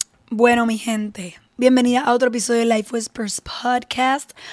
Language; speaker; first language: Spanish; native; Spanish